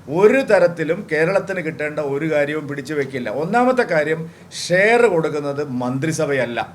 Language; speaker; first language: Malayalam; native; Malayalam